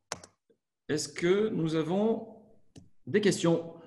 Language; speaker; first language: French; native; French